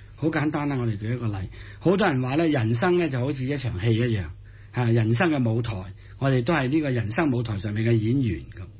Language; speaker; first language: Cantonese; native; Cantonese